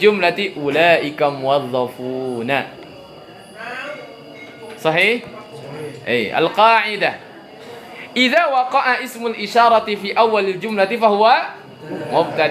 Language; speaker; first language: Arabic; non-native, fluent; Indonesian